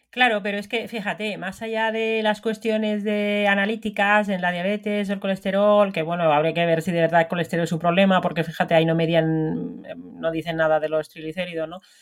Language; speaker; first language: Spanish; non-native, fluent; Finnish